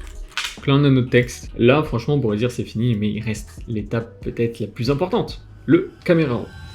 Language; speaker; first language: French; native; French